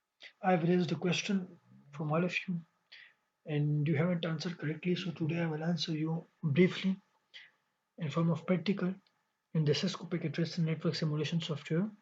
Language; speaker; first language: English; non-native, local second language; Urdu